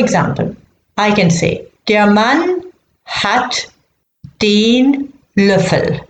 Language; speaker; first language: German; non-native, fluent; English